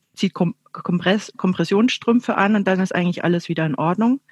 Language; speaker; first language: German; native; German